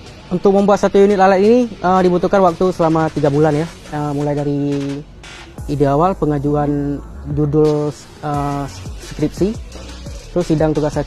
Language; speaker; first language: Indonesian; non-native, local second language; Achinese